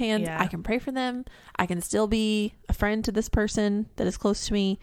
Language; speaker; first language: English; native; English